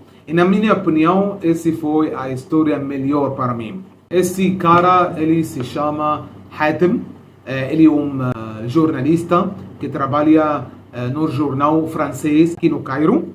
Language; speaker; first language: Portuguese; non-native, fluent; Arabic